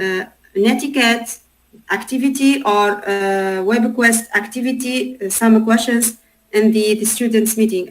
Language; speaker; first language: English; non-native, learner; Arabic